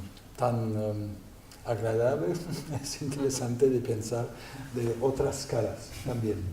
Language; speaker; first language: Spanish; non-native, learner; French